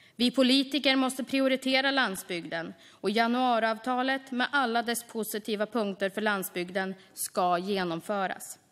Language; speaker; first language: Swedish; native; Swedish